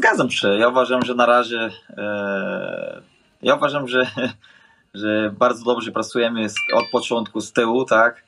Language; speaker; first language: Polish; non-native, fluent; Portuguese